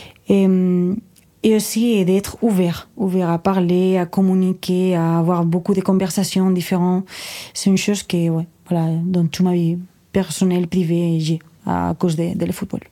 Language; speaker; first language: French; non-native, fluent; Spanish